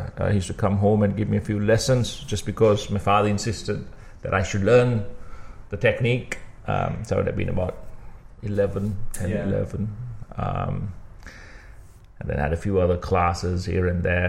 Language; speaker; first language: English; non-native, local second language; Sinhala